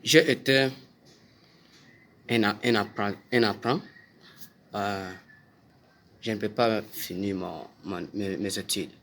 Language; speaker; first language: French; non-native, learner; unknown